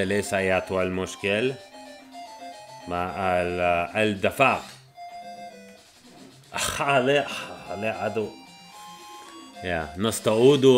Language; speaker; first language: Arabic; non-native, learner; English